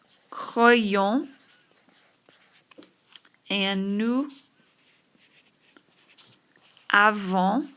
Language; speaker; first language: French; non-native, fluent; English